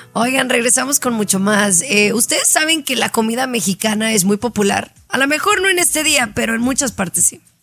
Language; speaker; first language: Spanish; native; Spanish